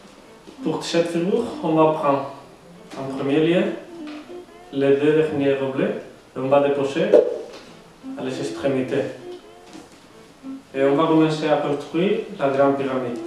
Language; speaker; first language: French; non-native, learner; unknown